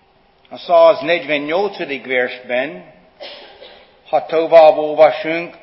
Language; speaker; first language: Hungarian; non-native, fluent; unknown